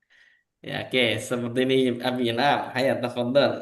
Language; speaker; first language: Malay; native; Malay